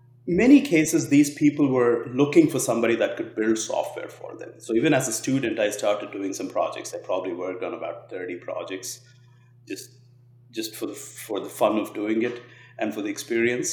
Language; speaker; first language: English; non-native, local second language; Telugu